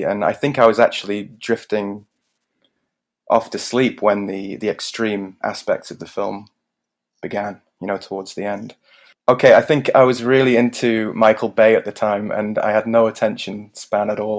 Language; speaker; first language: English; native; English